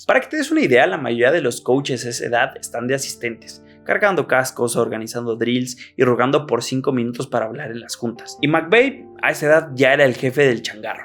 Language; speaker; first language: Spanish; native; Spanish